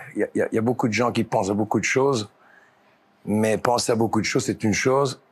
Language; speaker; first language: French; native; French